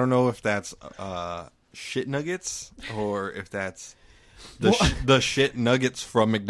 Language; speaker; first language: English; native; English